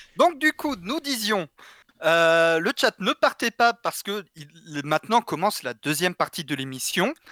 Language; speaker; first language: French; native; French